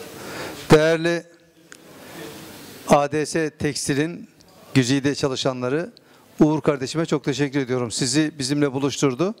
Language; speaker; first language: Turkish; native; Turkish